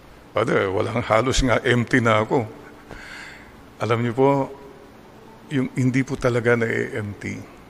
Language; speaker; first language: Filipino; non-native, local second language; Iloko